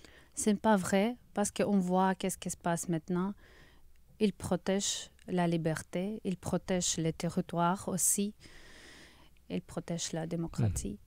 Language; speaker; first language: French; non-native, learner; Ukrainian